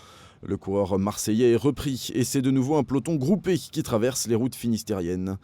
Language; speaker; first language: French; native; French